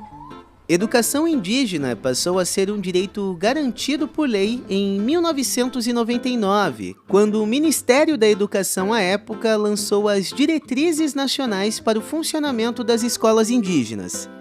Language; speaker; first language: Portuguese; native; Portuguese